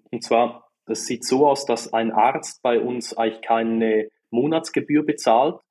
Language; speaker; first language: German; native; German